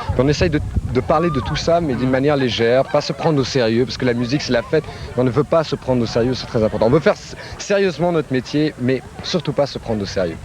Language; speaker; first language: French; non-native, local second language; Arabic